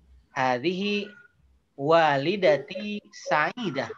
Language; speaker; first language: Arabic; non-native, fluent; Indonesian